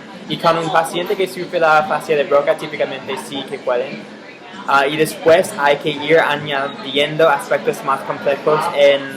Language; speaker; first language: Spanish; non-native, fluent; English